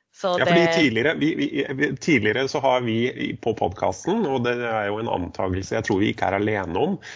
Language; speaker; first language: Norwegian; native; Norwegian